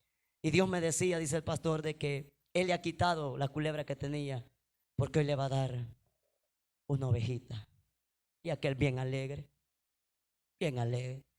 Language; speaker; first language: Spanish; native; Spanish